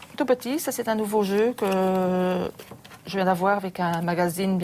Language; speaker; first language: French; native; French